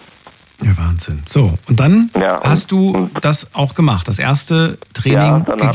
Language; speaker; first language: German; native; German